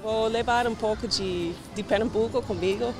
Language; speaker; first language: Portuguese; non-native, fluent; English